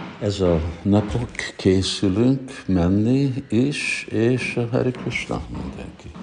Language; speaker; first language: Hungarian; early bilingual, heritage; Hungarian